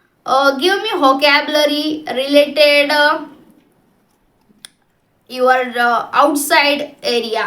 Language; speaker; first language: English; non-native, local second language; Hindi